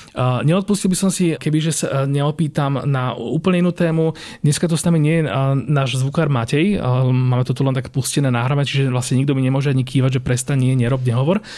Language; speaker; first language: Slovak; native; Slovak